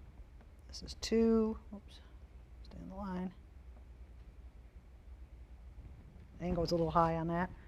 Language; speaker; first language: English; native; English